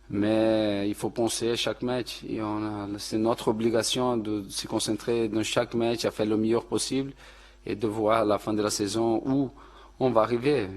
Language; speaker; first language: French; non-native, fluent; Portuguese